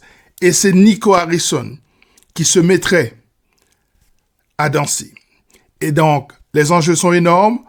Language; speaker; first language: French; native; French